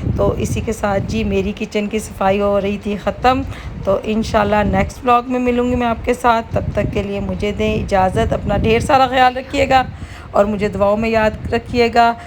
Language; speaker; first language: Urdu; non-native, local second language; Punjabi